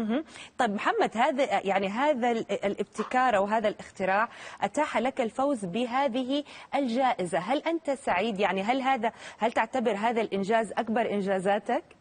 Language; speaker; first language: Arabic; native; Arabic